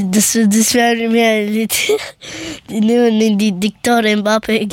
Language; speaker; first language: German; early bilingual, other home language; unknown